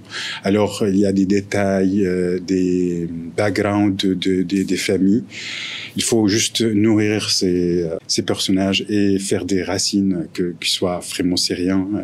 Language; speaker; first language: French; non-native, fluent; Arabic